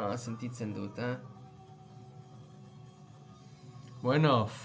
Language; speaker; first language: Basque; non-native, learner; English